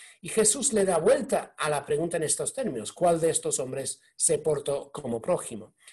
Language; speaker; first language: Spanish; non-native, fluent; English